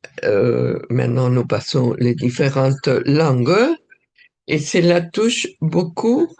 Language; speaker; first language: French; non-native, fluent; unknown